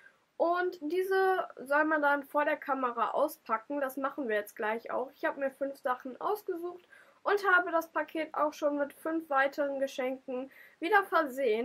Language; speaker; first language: German; native; German